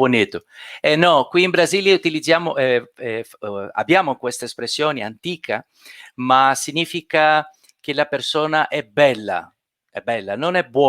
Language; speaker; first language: Italian; non-native, fluent; Portuguese